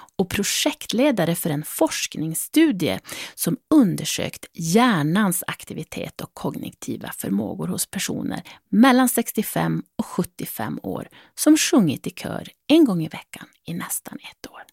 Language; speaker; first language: Swedish; native; Swedish